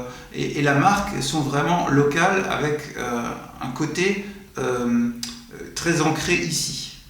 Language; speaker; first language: French; native; French